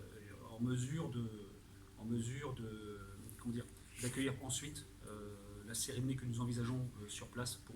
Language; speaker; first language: French; native; French